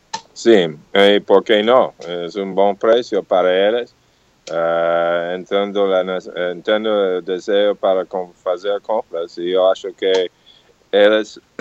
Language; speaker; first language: Portuguese; non-native, learner; English